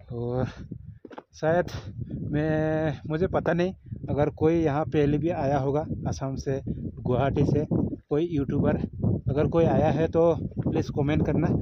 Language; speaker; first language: Hindi; non-native, local second language; Assamese